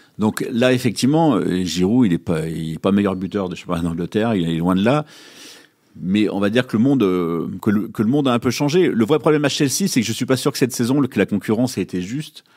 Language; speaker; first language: French; native; French